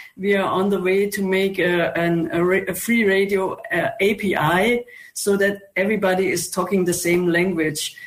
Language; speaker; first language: English; non-native, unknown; German